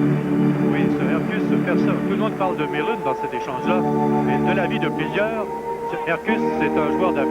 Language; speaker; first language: French; native; French